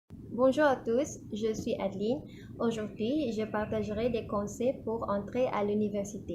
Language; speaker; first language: French; non-native, learner; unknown